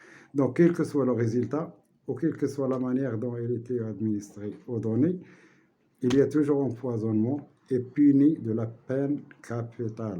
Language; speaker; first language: French; non-native, local second language; Arabic